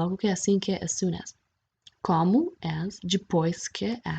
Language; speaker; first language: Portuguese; non-native, fluent; English